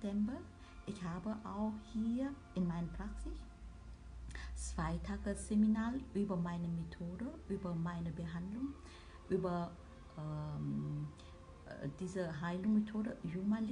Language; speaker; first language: German; non-native, learner; Vietnamese